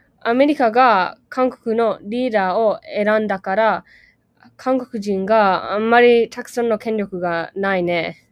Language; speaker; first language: Japanese; non-native, learner; English